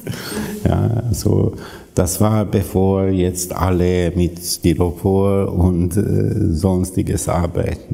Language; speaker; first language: German; non-native, fluent; Hungarian